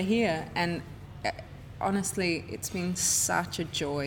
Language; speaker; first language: English; native; English